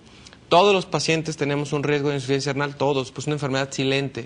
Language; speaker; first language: Spanish; native; Spanish